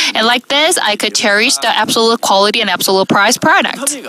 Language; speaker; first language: English; non-native, fluent; Korean